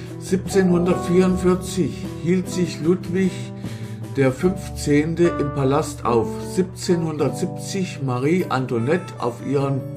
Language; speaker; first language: German; native; German